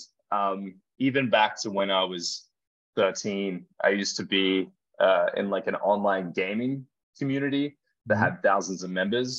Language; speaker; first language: English; native; English